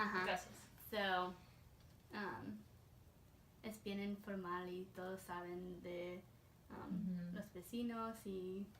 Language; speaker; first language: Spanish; early bilingual, heritage; Spanish